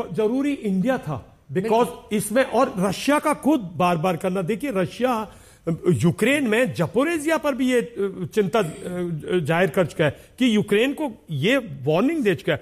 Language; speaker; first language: Hindi; native; Hindi